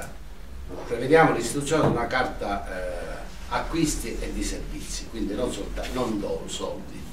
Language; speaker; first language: Italian; native; Italian